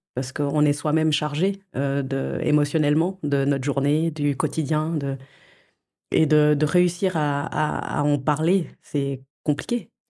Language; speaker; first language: French; early bilingual, other home language; Portuguese